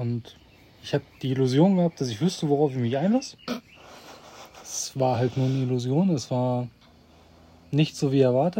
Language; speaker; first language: German; native; German